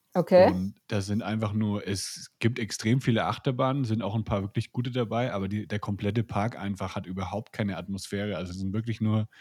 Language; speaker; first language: German; native; German